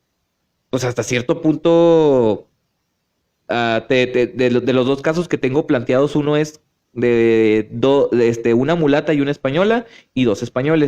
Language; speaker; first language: Spanish; native; Spanish